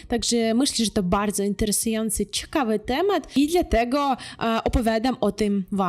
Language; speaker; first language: Polish; non-native, fluent; Russian